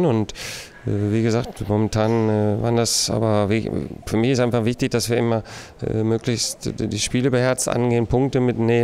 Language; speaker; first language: German; native; German